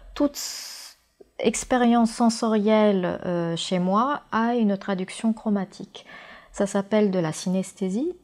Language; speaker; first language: French; non-native, fluent; Japanese